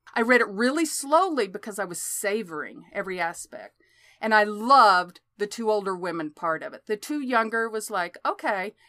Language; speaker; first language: English; native; English